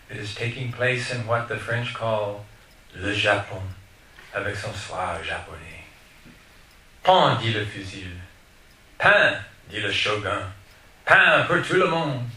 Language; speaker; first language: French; non-native, fluent; English